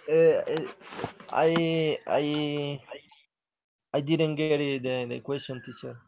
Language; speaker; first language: English; non-native, learner; Spanish